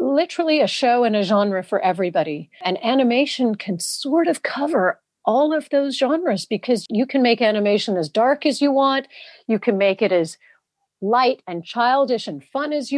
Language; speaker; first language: English; native; English